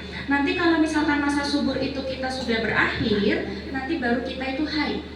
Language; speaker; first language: Indonesian; native; Indonesian